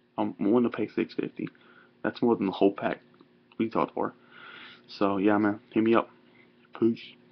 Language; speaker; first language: English; native; English